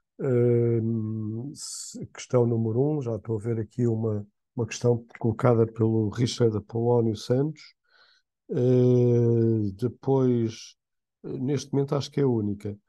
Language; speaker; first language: Portuguese; native; Portuguese